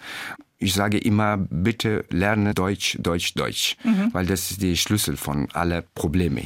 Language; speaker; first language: German; non-native, learner; Persian